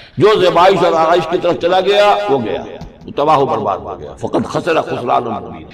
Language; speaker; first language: Urdu; native; Urdu